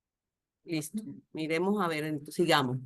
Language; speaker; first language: Spanish; native; Spanish